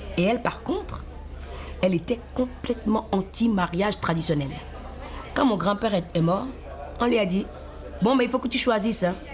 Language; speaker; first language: French; non-native, local second language; Fon